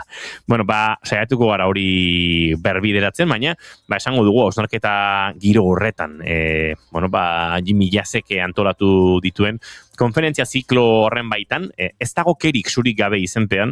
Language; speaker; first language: Basque; native; Basque